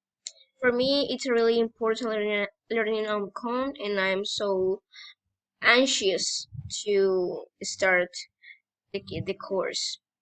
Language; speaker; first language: English; non-native, learner; Spanish